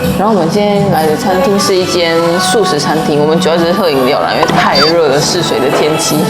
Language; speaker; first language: Chinese; early bilingual, heritage; Chinese